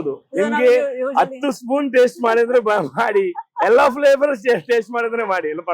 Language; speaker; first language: Kannada; non-native, learner; Telugu